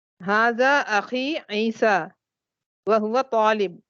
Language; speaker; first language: Arabic; non-native, learner; Tamil